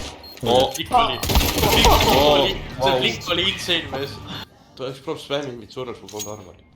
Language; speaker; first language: Estonian; native; Estonian